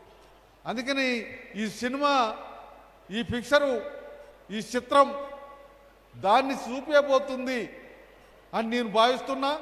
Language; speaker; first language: Telugu; native; Telugu